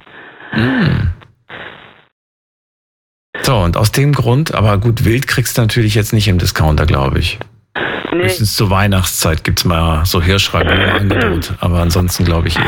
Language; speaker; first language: German; native; German